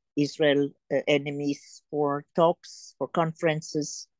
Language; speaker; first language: English; early bilingual, heritage; Polish